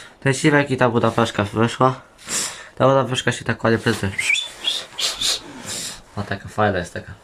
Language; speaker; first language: Polish; native; Polish